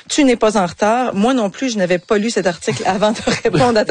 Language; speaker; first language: French; native; French